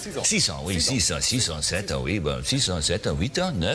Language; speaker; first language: French; non-native, learner; German